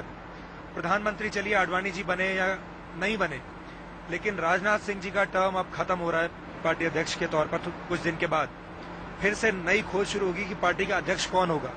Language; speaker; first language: Hindi; native; Hindi